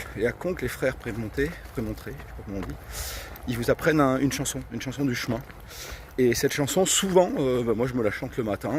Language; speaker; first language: French; native; French